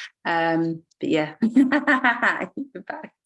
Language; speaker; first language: English; native; English